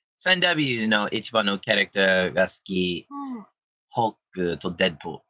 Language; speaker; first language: Japanese; non-native, learner; English